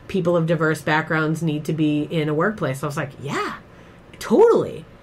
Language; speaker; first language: English; native; English